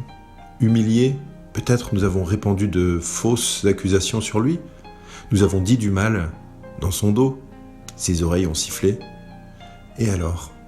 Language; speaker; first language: French; native; French